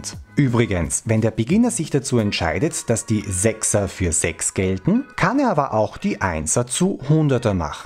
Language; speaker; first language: German; native; German